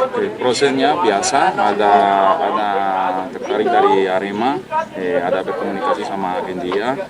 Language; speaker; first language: Indonesian; non-native, fluent; Portuguese